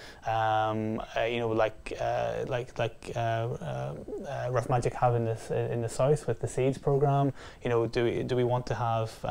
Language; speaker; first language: English; native; English